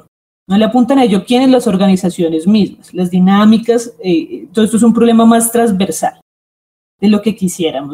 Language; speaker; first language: Spanish; native; Spanish